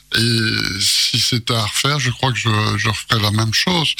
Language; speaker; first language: French; native; French